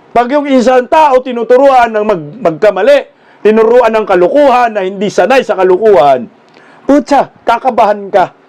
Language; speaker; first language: Filipino; non-native, local second language; Cebuano